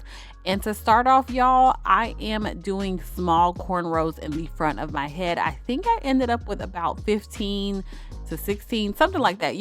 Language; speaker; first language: English; native; English